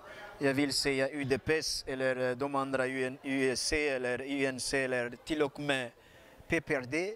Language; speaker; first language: Swedish; non-native, fluent; Lingala